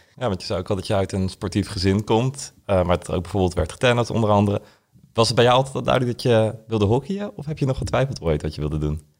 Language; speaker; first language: Dutch; native; Dutch